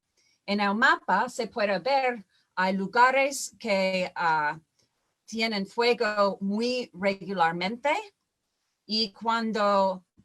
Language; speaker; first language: Spanish; non-native, fluent; English